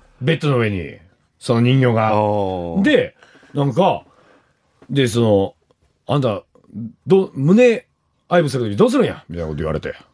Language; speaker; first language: Japanese; native; Japanese